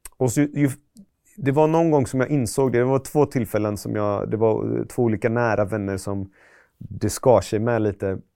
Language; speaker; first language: Swedish; early bilingual, other home language; Persian